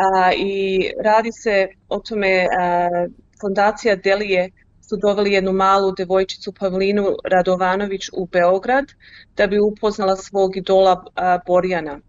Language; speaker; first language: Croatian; early bilingual, heritage; Croatian